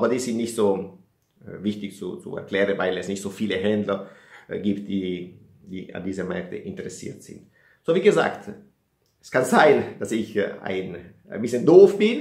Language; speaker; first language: German; non-native, fluent; Italian